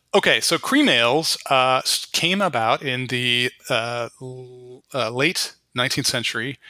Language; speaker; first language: English; native; English